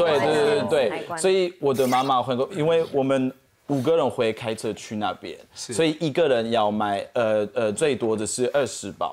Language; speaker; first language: Chinese; non-native, fluent; French